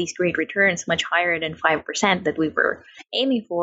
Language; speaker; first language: English; non-native, local second language; Filipino